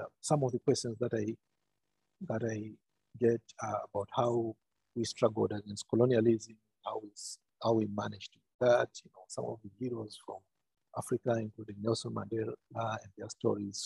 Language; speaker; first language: English; non-native, local second language; Shona